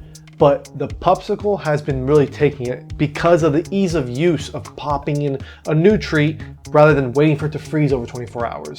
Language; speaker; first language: English; native; English